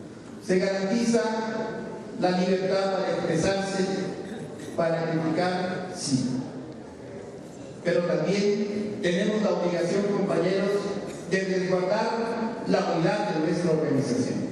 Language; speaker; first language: Spanish; native; Spanish